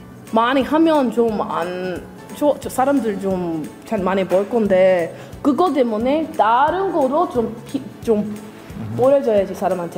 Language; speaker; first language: Korean; non-native, learner; English